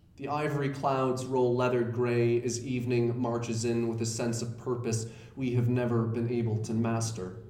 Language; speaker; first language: English; native; English